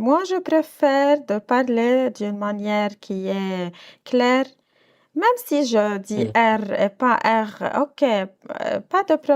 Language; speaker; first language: French; non-native, local second language; Arabic